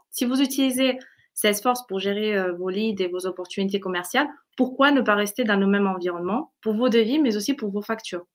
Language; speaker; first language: French; native; French